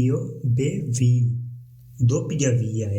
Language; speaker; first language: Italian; non-native, learner; Urdu